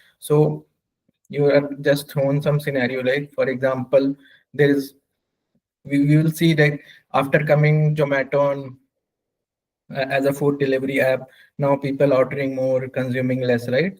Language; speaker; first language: English; non-native, local second language; Hindi